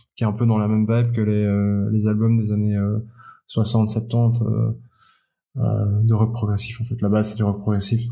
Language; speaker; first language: French; native; French